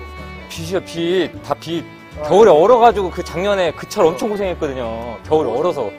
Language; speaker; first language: Korean; native; Korean